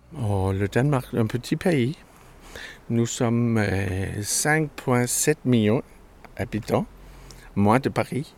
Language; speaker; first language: French; non-native, learner; Danish